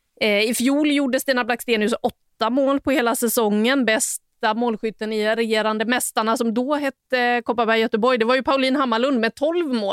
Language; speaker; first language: Swedish; native; Swedish